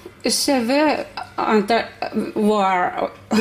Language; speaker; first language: French; non-native, learner; Finnish